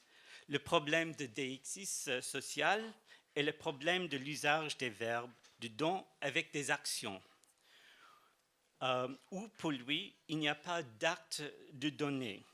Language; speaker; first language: French; non-native, fluent; English